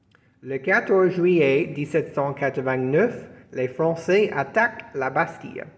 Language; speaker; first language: French; non-native, fluent; English